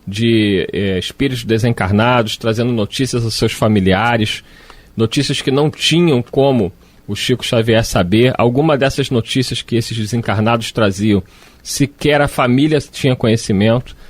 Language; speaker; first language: Portuguese; native; Portuguese